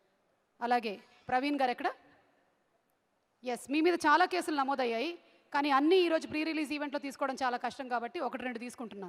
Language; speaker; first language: Telugu; native; Telugu